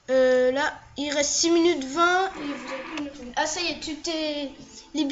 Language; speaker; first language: French; native; French